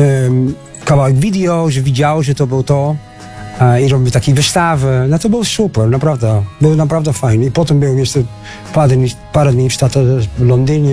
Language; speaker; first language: Polish; non-native, fluent; Dutch